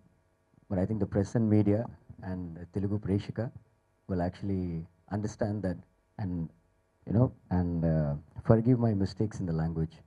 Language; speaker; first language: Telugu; non-native, learner; Tamil